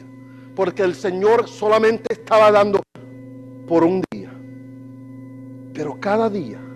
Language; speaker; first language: Spanish; non-native, learner; English